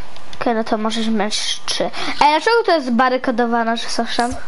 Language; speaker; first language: Polish; early bilingual, heritage; Polish